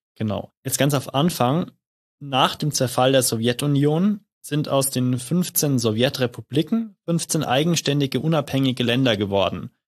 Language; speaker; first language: German; native; German